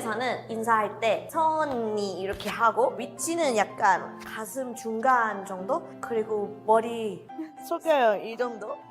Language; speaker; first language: Korean; non-native, fluent; Thai